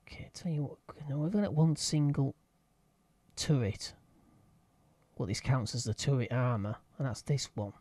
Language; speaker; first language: English; native; English